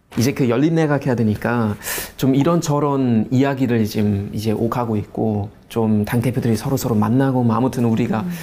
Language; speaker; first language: Korean; non-native, fluent; German